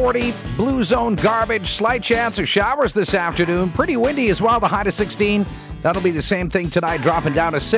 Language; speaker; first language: English; native; English